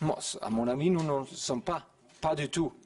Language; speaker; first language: French; non-native, learner; German